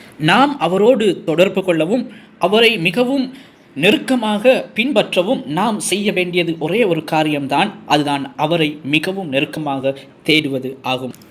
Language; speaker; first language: Tamil; non-native, fluent; English